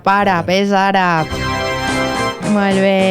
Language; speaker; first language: Catalan; native; Catalan